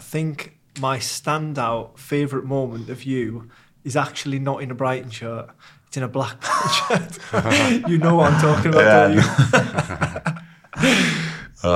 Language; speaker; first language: English; native; English